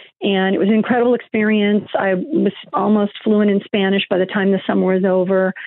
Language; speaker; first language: English; native; English